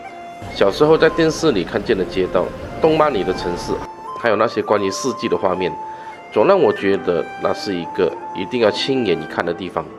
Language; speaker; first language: Chinese; native; Chinese